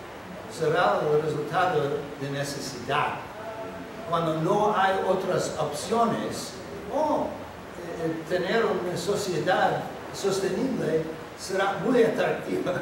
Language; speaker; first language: Spanish; non-native, fluent; English